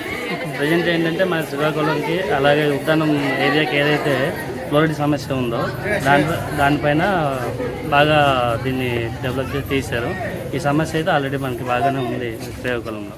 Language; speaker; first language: Telugu; native; Telugu